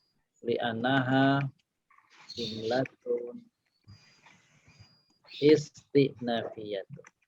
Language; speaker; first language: Arabic; non-native, fluent; Indonesian